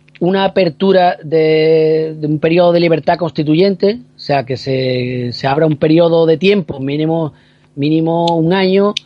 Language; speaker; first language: Spanish; native; Spanish